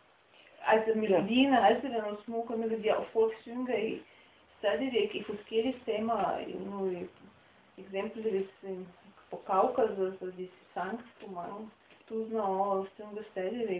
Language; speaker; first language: Danish; non-native, fluent; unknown